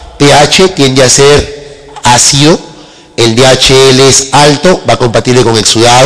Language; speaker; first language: Spanish; native; Spanish